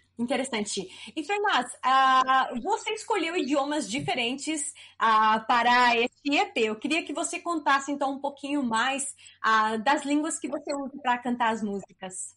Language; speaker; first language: Portuguese; native; Portuguese